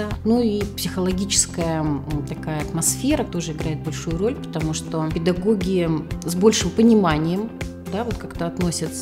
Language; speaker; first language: Russian; native; Russian